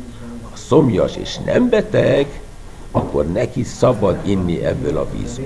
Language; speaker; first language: Hungarian; non-native, fluent; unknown